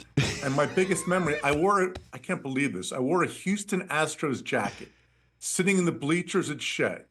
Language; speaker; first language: English; native; English